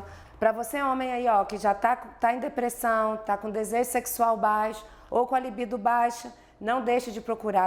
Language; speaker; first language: Portuguese; native; Portuguese